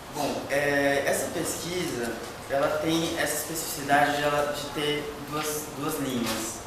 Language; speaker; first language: Portuguese; native; Portuguese